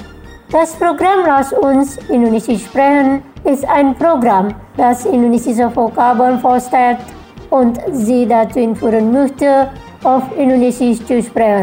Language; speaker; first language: German; non-native, fluent; Indonesian